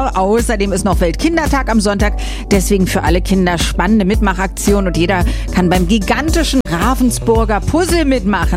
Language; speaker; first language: German; native; German